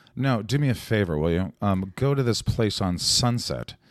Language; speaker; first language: English; native; English